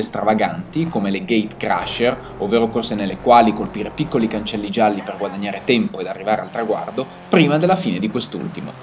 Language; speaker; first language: Italian; native; Italian